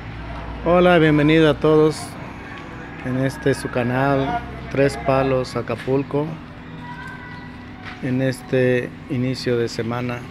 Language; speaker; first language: Spanish; native; Spanish